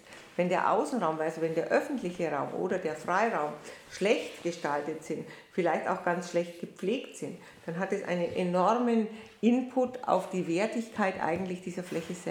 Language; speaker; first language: German; native; German